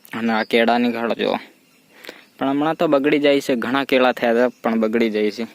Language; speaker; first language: Gujarati; non-native, local second language; Bhili